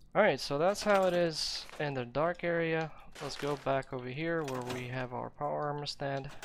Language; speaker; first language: English; non-native, fluent; Ukrainian